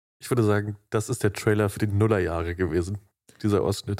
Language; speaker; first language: German; native; German